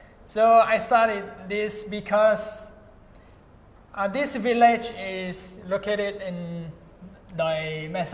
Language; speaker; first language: English; non-native, fluent; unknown